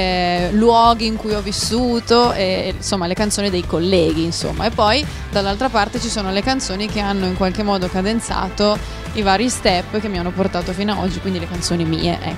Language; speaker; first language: Italian; native; Italian